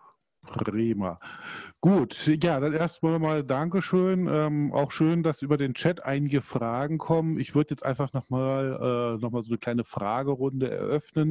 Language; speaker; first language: German; native; German